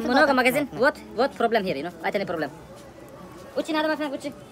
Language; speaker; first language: Russian; non-native, learner; Turkish